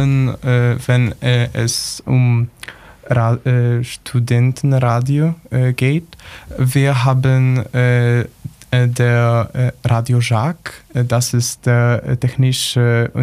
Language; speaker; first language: German; non-native, learner; Polish